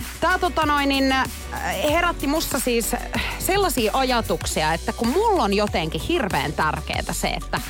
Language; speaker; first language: Finnish; native; Finnish